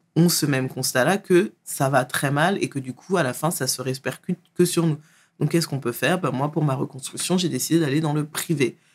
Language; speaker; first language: French; native; French